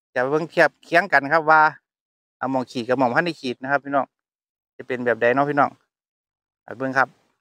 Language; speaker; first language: Thai; native; Thai